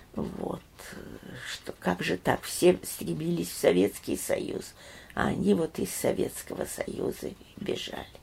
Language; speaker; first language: Russian; early bilingual, heritage; Russian